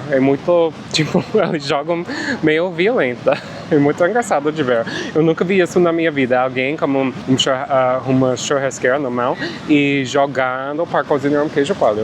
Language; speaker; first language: Portuguese; non-native, fluent; English